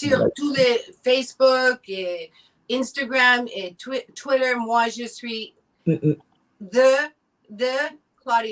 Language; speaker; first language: French; non-native, learner; English